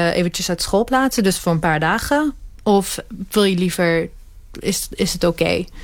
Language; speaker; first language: Dutch; early bilingual, other home language; Hebrew